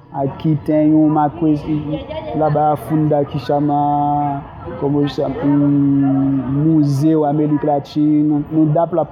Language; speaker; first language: Portuguese; non-native, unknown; Haitian Creole